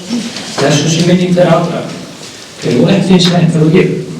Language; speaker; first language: Icelandic; native; Icelandic